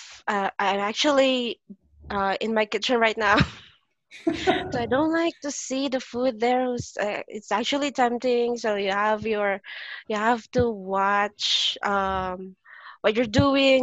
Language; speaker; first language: English; non-native, local second language; Filipino